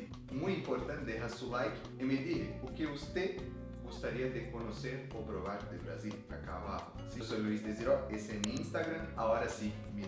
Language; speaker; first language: Spanish; non-native, learner; Portuguese